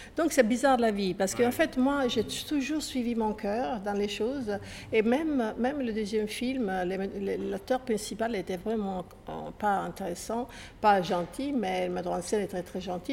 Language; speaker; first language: French; non-native, fluent; Italian